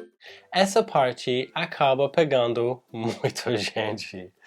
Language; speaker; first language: Portuguese; non-native, fluent; English